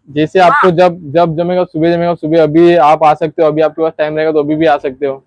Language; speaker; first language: Hindi; non-native, local second language; Marathi